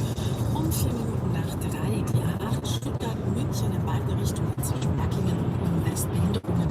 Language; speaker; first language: German; native; German